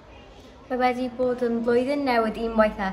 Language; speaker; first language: Welsh; non-native, local second language; English